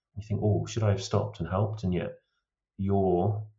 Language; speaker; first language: English; native; English